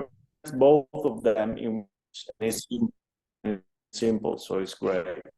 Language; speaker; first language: English; non-native, fluent; Italian